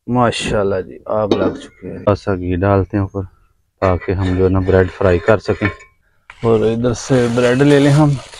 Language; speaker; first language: Urdu; native; Urdu